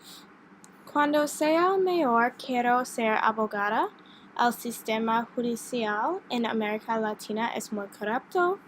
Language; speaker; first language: Spanish; non-native, learner; English